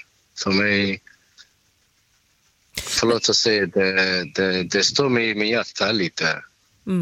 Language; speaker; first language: Swedish; non-native, fluent; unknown